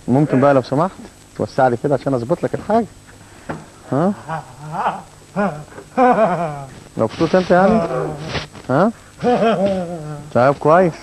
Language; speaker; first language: Arabic; native; Arabic